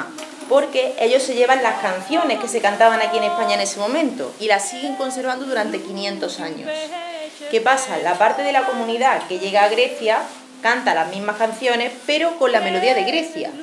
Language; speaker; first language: Spanish; native; Spanish